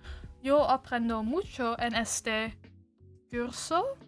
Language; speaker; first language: Spanish; non-native, learner; English